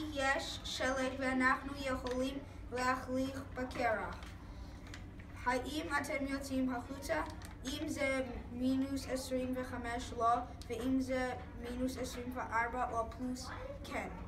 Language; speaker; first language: Hebrew; non-native, learner; English